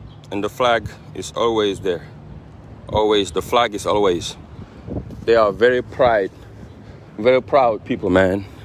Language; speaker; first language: English; non-native, fluent; Wolof